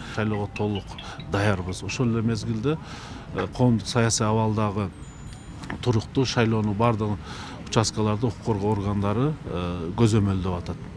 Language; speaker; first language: Kyrgyz; native; Kyrgyz